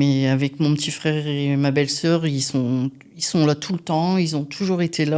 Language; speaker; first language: French; native; French